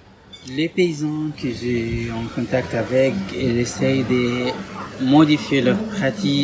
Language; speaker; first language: French; non-native, fluent; Arabic